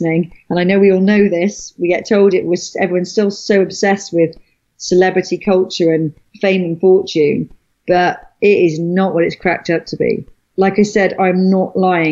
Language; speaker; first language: English; native; English